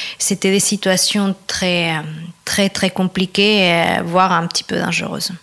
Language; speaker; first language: French; non-native, fluent; Spanish